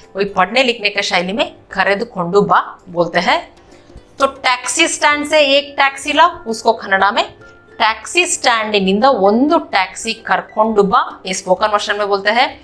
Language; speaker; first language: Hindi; non-native, local second language; Kannada